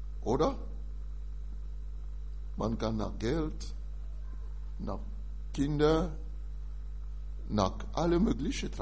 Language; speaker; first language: German; non-native, fluent; French